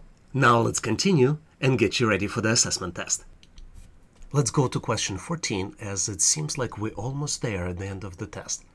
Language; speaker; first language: English; non-native, fluent; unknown